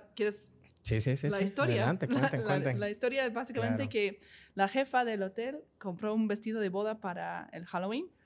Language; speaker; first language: Spanish; non-native, fluent; English